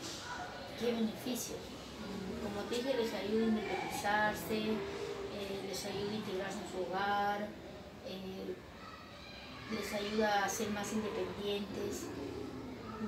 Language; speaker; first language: Spanish; native; Spanish